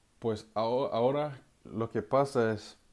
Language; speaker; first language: Spanish; non-native, learner; English